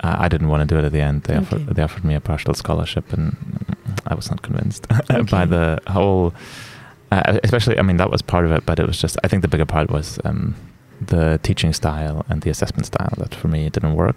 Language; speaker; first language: English; native; English